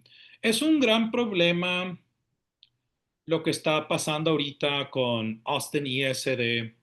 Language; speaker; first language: Spanish; early bilingual, heritage; Spanish